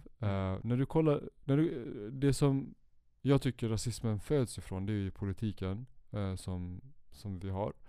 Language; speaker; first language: Swedish; early bilingual, other home language; Kurdish